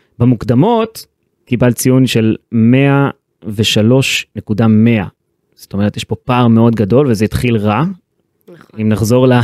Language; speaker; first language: Hebrew; native; Hebrew